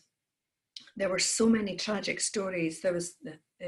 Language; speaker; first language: English; native; English